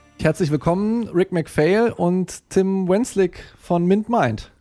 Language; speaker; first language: German; native; German